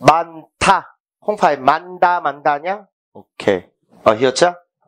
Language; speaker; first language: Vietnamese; non-native, fluent; Korean